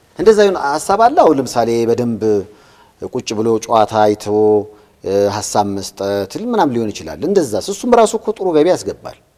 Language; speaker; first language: Amharic; native; Amharic